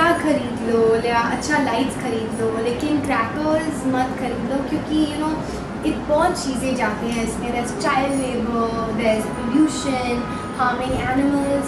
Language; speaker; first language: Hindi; non-native, local second language; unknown